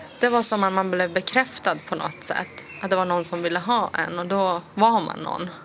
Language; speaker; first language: Swedish; early bilingual, other home language; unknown